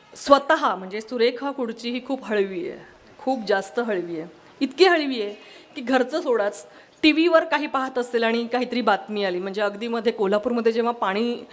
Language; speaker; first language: Marathi; non-native, local second language; Kannada